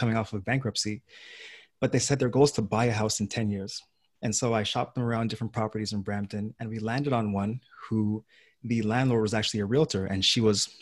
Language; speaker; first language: English; native; English